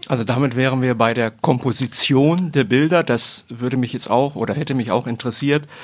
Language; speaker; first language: German; native; German